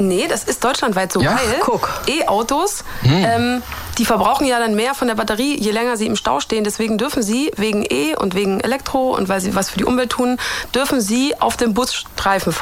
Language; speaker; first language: German; native; German